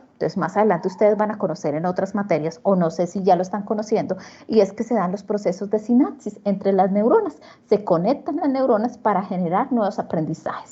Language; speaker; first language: Spanish; native; Spanish